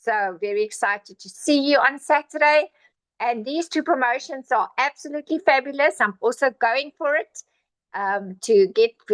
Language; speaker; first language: English; non-native, local second language; Afrikaans